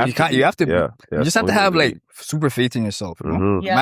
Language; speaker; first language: English; native; English